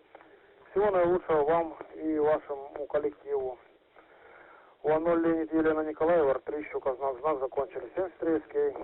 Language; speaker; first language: Russian; native; Russian